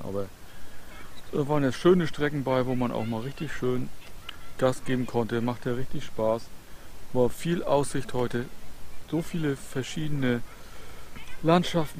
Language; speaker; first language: German; native; German